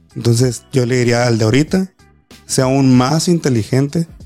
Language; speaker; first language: Spanish; native; Spanish